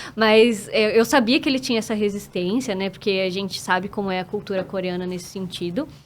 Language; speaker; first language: Portuguese; native; Portuguese